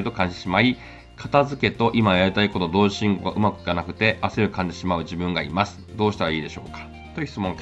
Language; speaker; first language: Japanese; native; Japanese